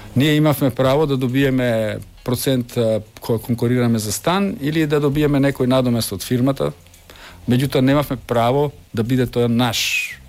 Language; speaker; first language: Macedonian; native; Macedonian